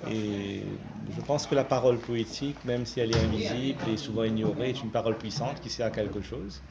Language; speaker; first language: French; non-native, local second language; Morisyen